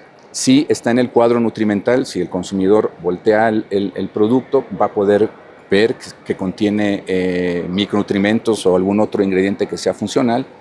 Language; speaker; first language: Spanish; native; Spanish